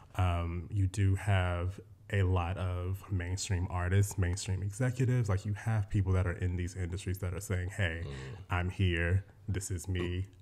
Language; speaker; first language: English; native; English